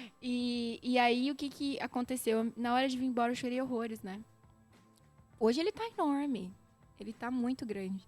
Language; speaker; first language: Portuguese; native; Portuguese